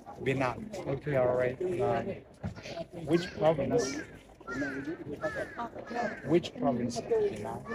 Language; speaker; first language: English; non-native, learner; Chinese